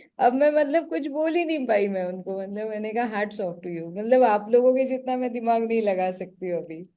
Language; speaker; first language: Hindi; non-native, local second language; Marathi